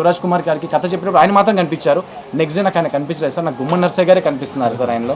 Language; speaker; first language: Telugu; native; Telugu